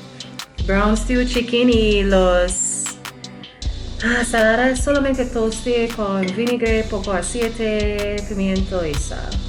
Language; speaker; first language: Spanish; non-native, learner; English